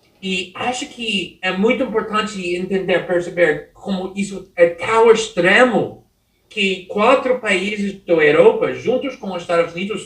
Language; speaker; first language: Portuguese; non-native, fluent; English